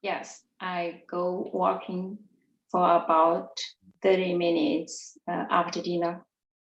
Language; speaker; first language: English; non-native, learner; Chinese